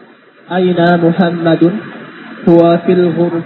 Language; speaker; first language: Arabic; non-native, learner; Indonesian